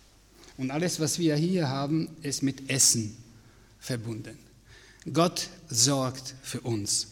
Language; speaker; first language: German; non-native, fluent; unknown